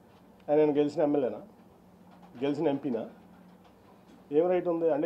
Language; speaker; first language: Telugu; native; Telugu